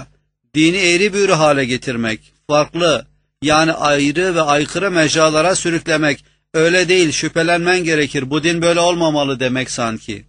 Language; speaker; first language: Turkish; native; Turkish